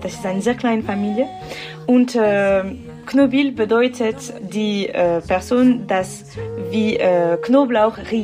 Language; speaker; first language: German; non-native, learner; French